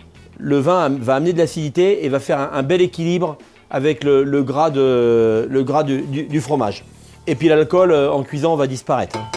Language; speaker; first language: French; native; French